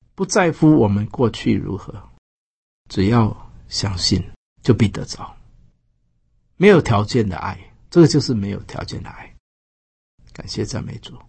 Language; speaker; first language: Chinese; native; Chinese